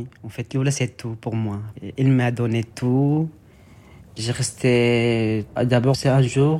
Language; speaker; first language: French; non-native, learner; Arabic